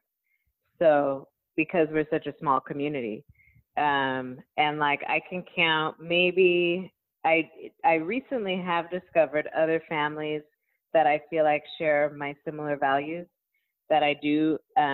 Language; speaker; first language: English; native; English